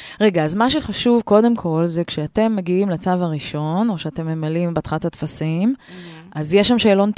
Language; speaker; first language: Hebrew; native; Hebrew